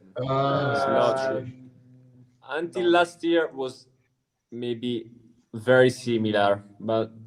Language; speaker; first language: English; non-native, learner; Italian